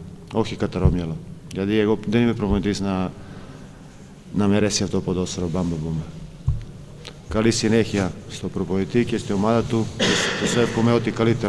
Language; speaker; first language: Greek; non-native, fluent; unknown